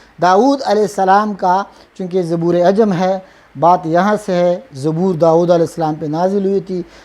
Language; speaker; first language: Urdu; non-native, local second language; Pashto